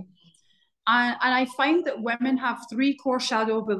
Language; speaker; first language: English; native; English